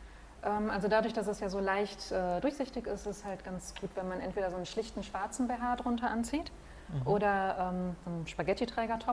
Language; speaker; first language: German; native; German